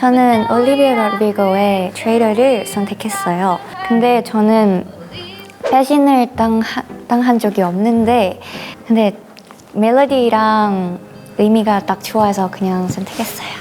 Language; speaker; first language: Korean; non-native, learner; Japanese